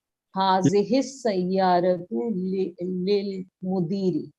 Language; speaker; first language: Arabic; non-native, learner; English